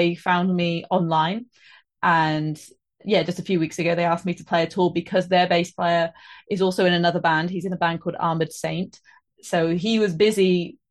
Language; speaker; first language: English; native; English